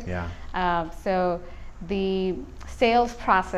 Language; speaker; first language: English; non-native, local second language; Hindi